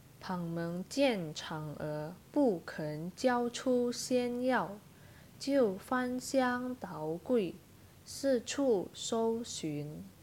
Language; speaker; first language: Chinese; non-native, fluent; Indonesian